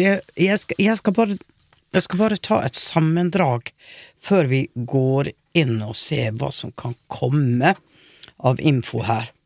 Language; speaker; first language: Norwegian; native; Norwegian